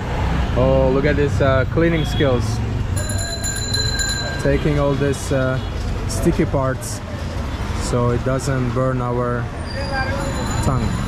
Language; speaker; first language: English; non-native, fluent; Azerbaijani